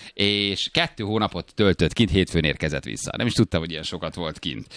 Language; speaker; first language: Hungarian; native; Hungarian